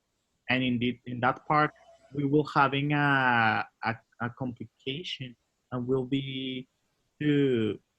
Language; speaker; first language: English; non-native, learner; Spanish